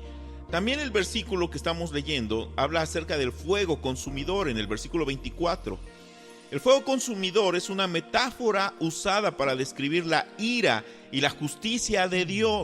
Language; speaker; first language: Spanish; native; Spanish